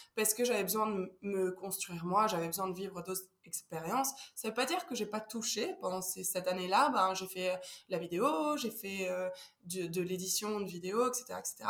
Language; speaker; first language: French; early bilingual, heritage; Spanish